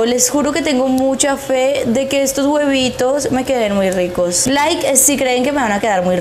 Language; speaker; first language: Spanish; native; Spanish